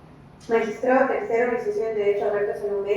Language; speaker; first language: Spanish; native; Spanish